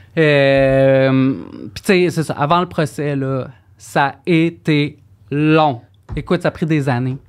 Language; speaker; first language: French; native; French